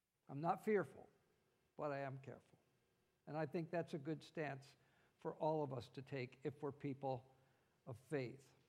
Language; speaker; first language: English; native; English